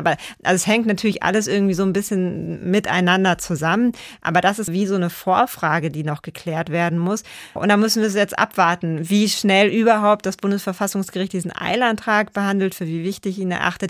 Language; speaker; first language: German; native; German